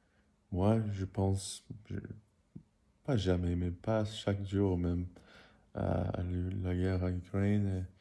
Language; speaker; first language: French; non-native, learner; English